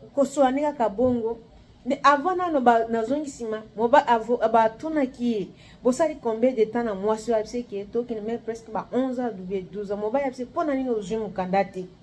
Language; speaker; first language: Lingala; native; Lingala